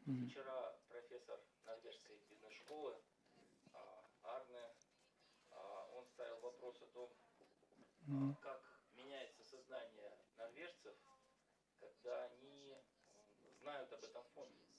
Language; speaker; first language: Russian; native; Russian